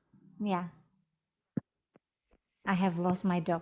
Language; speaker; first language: English; non-native, fluent; Indonesian